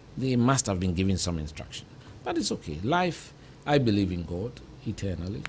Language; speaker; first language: English; non-native, local second language; Akan